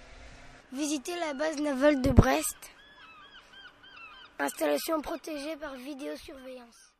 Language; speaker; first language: French; native; French